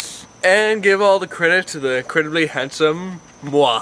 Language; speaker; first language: English; native; English